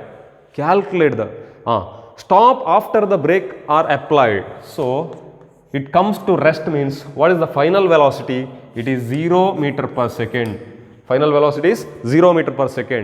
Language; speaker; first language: English; non-native, local second language; Kannada